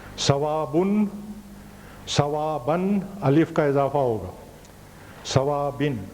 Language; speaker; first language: Urdu; native; Urdu